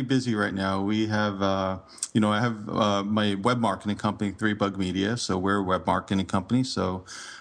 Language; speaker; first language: English; native; English